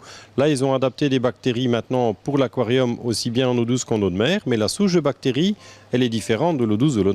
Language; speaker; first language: French; native; French